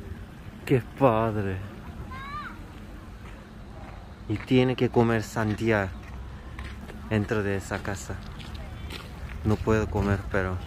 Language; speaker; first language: Spanish; non-native, fluent; Korean